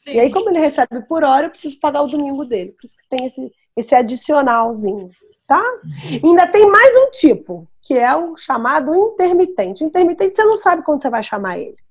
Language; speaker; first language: Portuguese; native; Portuguese